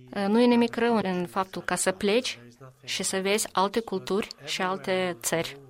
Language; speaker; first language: Romanian; non-native, fluent; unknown